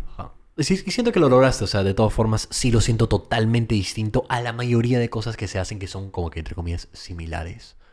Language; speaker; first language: Spanish; native; Spanish